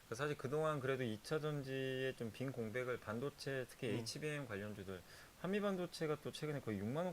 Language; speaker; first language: Korean; native; Korean